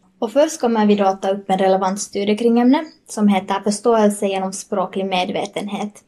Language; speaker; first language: Swedish; native; Swedish